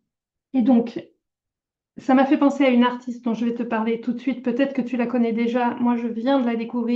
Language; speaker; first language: French; native; French